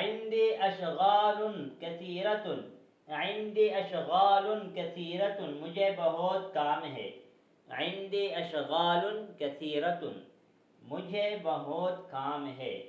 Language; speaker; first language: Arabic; non-native, fluent; Urdu